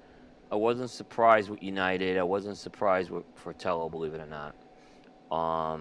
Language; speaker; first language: English; native; English